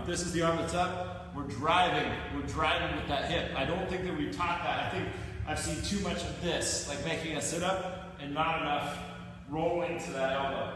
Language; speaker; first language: English; native; English